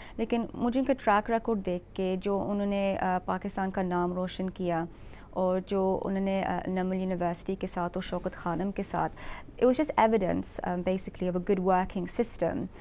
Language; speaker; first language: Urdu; early bilingual, heritage; Urdu